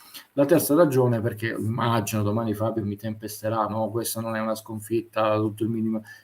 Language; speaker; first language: Italian; native; Italian